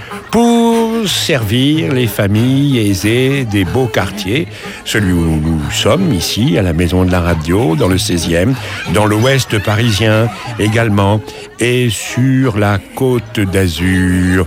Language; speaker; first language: French; native; French